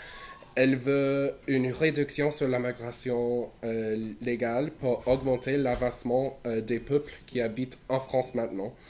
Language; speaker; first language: French; non-native, learner; English